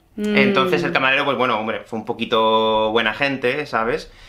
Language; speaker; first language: Spanish; native; Spanish